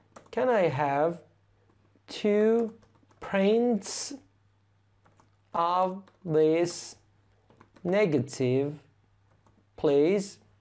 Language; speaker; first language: English; non-native, fluent; Persian